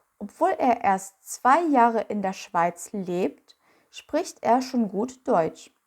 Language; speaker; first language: German; non-native, fluent; Ukrainian